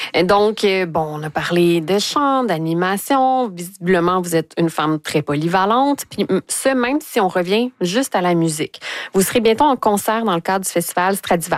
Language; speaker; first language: French; native; French